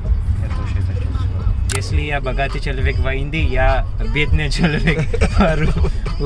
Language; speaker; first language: Russian; non-native, learner; Malayalam